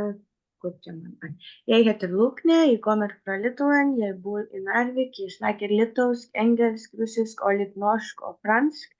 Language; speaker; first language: Norwegian; non-native, learner; Lithuanian